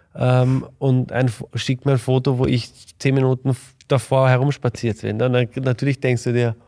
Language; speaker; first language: German; native; German